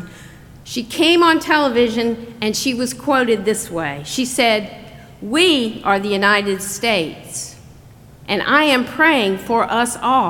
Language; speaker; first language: English; native; English